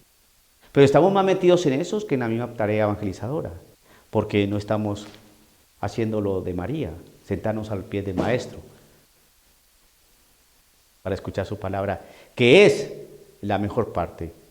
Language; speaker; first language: Spanish; native; Spanish